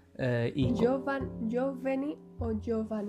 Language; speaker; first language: Italian; non-native, learner; Spanish